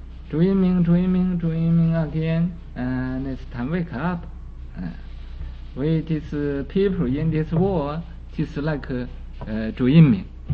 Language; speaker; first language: English; non-native, learner; Chinese